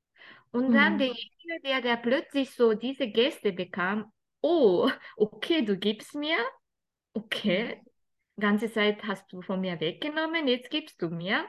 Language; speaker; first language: German; non-native, fluent; Japanese